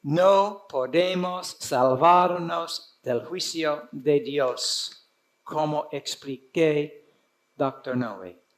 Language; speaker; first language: Spanish; non-native, fluent; English